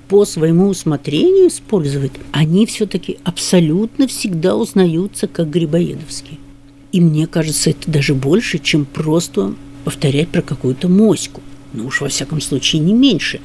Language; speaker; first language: Russian; native; Russian